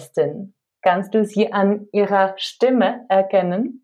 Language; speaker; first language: German; non-native, fluent; Czech